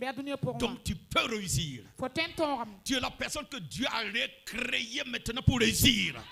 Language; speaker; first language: French; non-native, local second language; Mossi